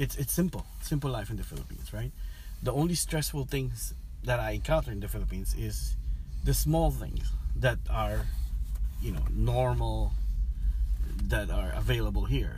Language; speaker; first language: English; non-native, local second language; Filipino